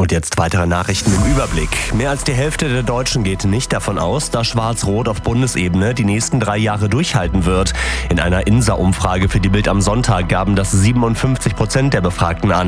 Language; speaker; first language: German; native; German